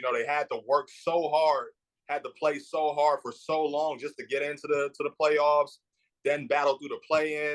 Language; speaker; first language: English; native; English